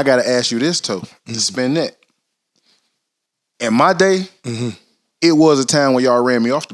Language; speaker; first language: English; native; English